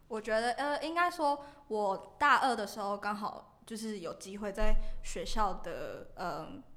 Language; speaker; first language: Chinese; native; Chinese